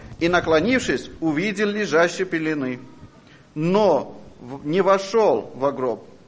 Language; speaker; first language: Russian; non-native, fluent; Armenian